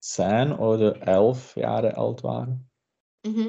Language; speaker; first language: German; non-native, learner; Czech